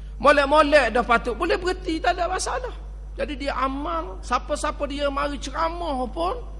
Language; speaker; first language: Malay; native; Malay